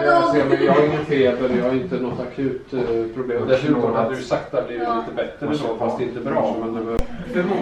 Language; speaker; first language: Swedish; native; Swedish